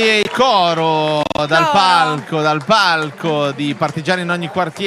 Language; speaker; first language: Italian; native; Italian